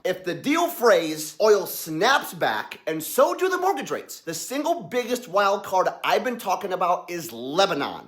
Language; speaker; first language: English; native; English